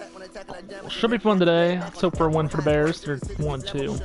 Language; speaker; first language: English; native; English